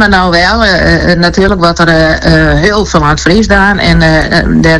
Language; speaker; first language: Dutch; native; Dutch